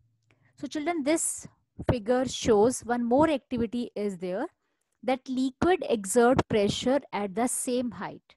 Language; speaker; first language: English; non-native, local second language; Hindi